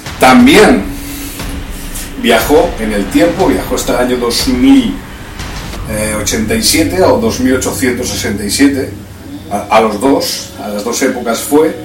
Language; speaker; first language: Spanish; native; Spanish